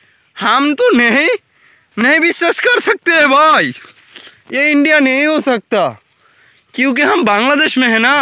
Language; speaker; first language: Hindi; non-native, learner; Bangla